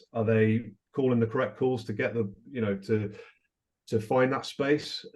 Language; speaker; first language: English; native; English